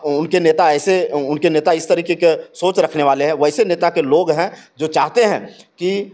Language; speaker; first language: Hindi; native; Hindi